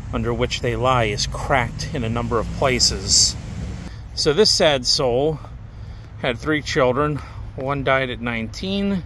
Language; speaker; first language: English; native; English